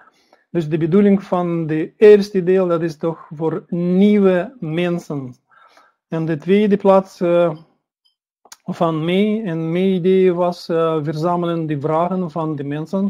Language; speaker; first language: Dutch; non-native, learner; Russian